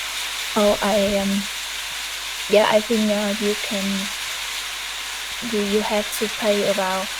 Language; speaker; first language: English; non-native, learner; Vietnamese